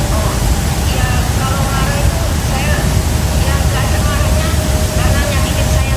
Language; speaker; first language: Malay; non-native, local second language; Javanese